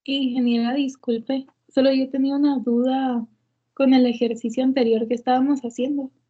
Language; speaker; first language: Spanish; native; Spanish